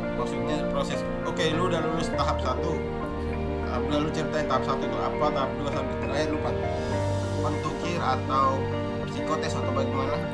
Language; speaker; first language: Indonesian; native; Indonesian